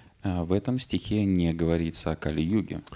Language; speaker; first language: Russian; native; Russian